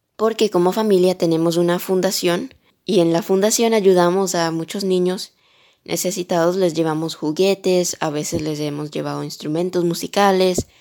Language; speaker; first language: Spanish; early bilingual, heritage; Spanish